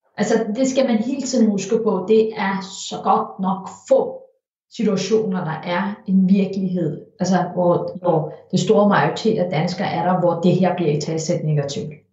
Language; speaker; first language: Danish; early bilingual, heritage; Danish